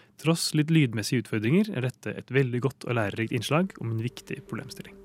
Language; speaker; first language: Norwegian; native; Norwegian